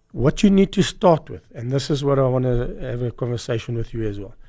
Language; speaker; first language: English; native; English